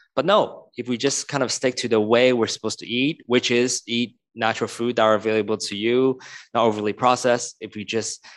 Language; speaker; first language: English; non-native, local second language; Cantonese